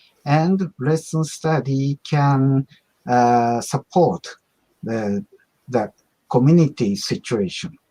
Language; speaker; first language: English; non-native, learner; Japanese